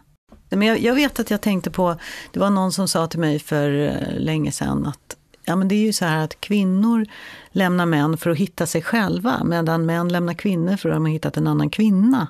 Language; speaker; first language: Swedish; native; Swedish